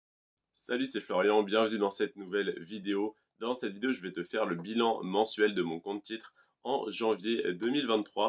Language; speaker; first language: French; native; French